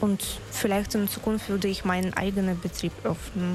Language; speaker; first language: German; non-native, learner; Russian